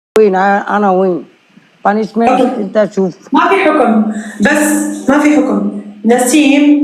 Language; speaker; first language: Arabic; non-native, learner; Bangla